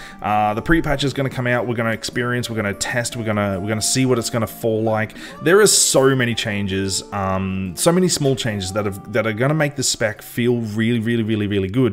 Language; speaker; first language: English; native; English